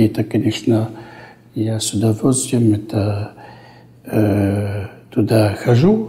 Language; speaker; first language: Russian; non-native, fluent; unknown